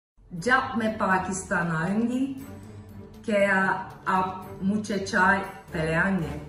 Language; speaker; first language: Hindi; non-native, learner; Turkish